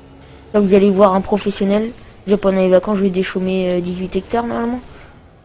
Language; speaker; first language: French; native; French